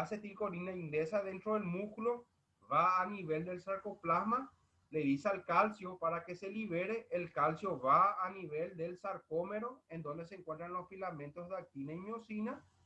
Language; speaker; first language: Spanish; native; Spanish